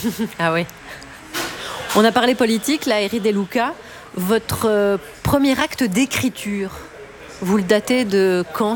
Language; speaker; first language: French; native; French